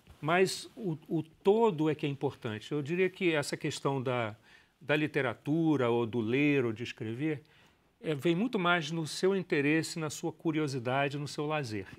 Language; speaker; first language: Portuguese; native; Portuguese